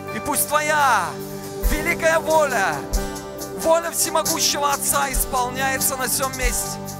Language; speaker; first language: Russian; native; Russian